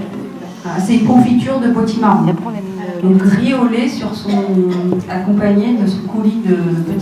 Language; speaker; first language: French; native; French